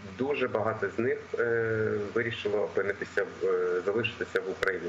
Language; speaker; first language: Ukrainian; native; Ukrainian